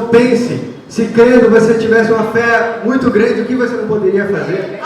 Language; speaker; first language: Portuguese; native; Portuguese